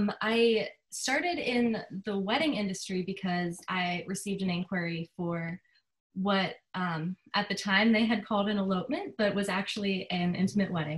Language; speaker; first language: English; native; English